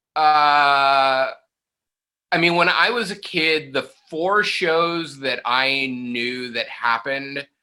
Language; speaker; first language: English; native; English